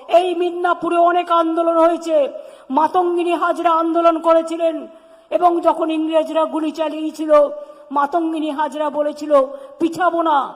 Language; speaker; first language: Bangla; native; Bangla